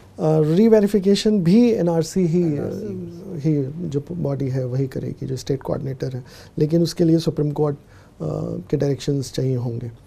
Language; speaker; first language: Hindi; native; Hindi